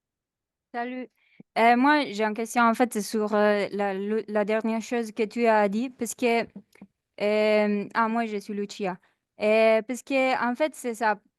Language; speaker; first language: French; non-native, fluent; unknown